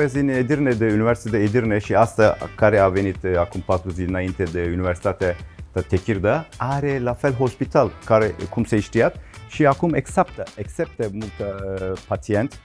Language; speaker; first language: Romanian; non-native, learner; Turkish